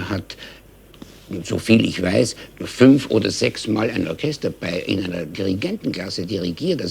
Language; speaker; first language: German; native; German